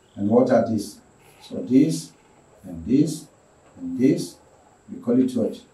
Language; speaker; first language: English; non-native, local second language; Swahili